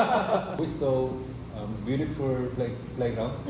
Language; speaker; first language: English; non-native, learner; Korean